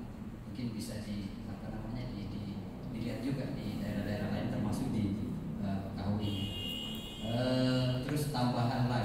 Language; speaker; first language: Indonesian; native; Indonesian